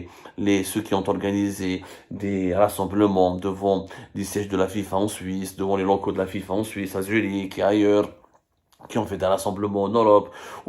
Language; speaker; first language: French; non-native, local second language; Arabic